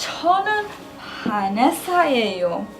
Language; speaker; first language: Korean; non-native, learner; English